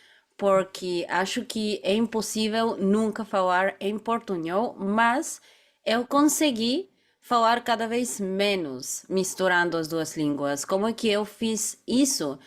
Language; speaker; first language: Portuguese; non-native, fluent; Bulgarian